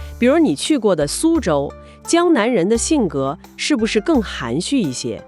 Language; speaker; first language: Chinese; native; Chinese